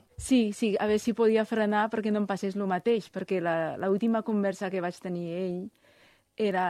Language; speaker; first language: Catalan; non-native, fluent; Chinese